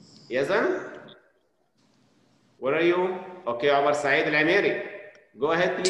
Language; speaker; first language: English; non-native, fluent; Arabic